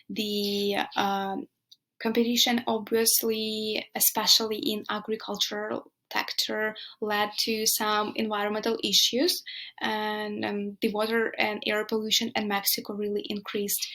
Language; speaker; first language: English; non-native, fluent; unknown